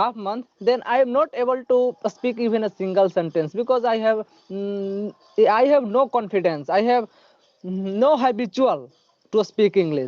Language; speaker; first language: English; non-native, learner; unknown